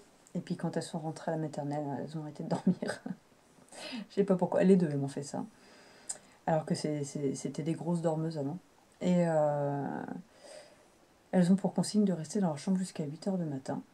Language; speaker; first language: French; native; French